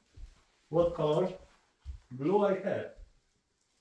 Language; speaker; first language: English; non-native, learner; Polish